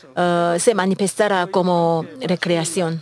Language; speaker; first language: Spanish; non-native, fluent; Korean